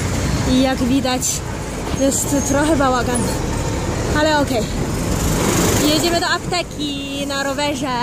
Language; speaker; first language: Polish; non-native, learner; Chinese